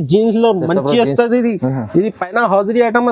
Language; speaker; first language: Telugu; non-native, local second language; Urdu